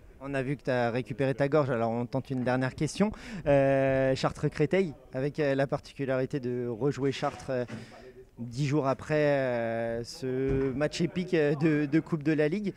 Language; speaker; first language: French; native; French